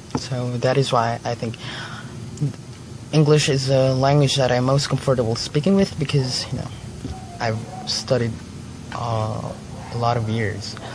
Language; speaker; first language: English; non-native, local second language; Filipino